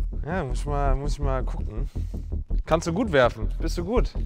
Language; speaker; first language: German; native; German